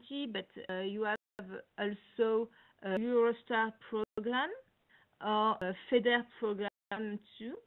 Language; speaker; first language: English; non-native, learner; French